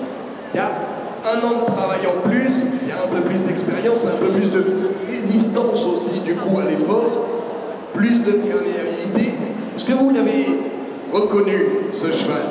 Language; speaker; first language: French; native; French